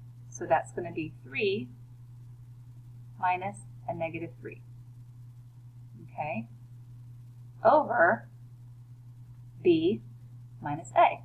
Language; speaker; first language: English; native; English